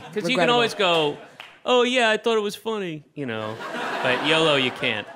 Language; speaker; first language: English; native; English